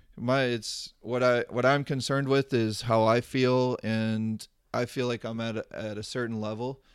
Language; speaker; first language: English; native; English